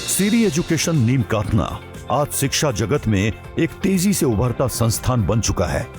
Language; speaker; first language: Hindi; native; Hindi